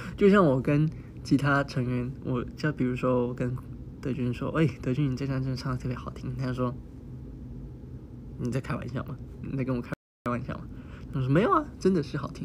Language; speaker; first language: Chinese; early bilingual, heritage; Chinese